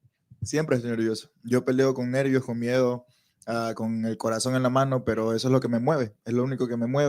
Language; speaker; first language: Spanish; native; Spanish